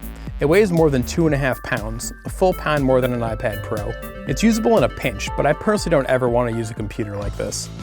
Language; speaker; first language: English; native; English